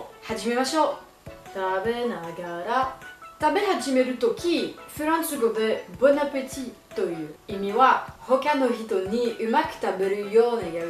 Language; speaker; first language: Japanese; non-native, learner; French